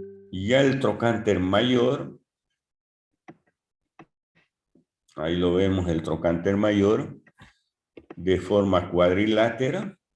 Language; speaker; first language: Spanish; native; Spanish